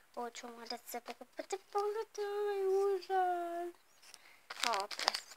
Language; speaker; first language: Bosnian; early bilingual, heritage; Bosnian